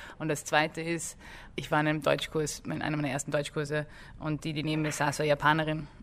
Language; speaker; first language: German; early bilingual, other home language; English